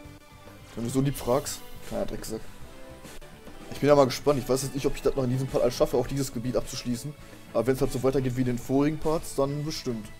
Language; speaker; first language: German; native; German